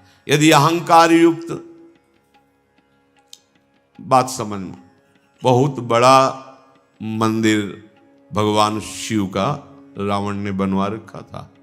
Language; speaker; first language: Hindi; native; Hindi